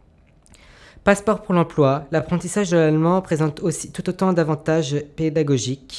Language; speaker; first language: French; native; French